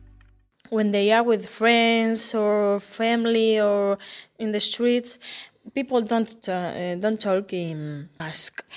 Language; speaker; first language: English; non-native, fluent; Basque